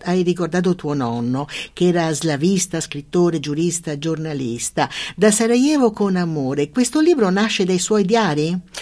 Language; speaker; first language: Italian; native; Italian